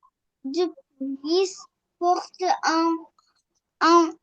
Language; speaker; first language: French; non-native, learner; Arabic